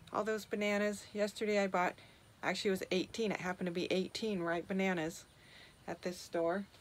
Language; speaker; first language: English; native; English